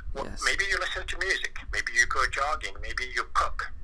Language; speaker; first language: English; non-native, fluent; French